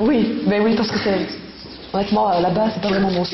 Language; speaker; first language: French; native; French